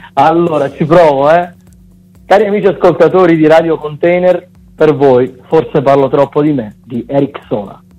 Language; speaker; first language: Italian; native; Italian